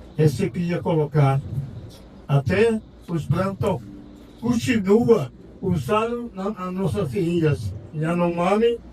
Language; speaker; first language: Portuguese; non-native, local second language; Yanomámi